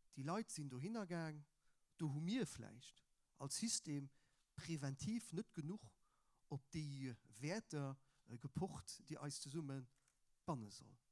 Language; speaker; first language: Luxembourgish; native; Luxembourgish